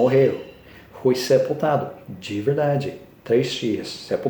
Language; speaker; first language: Portuguese; non-native, learner; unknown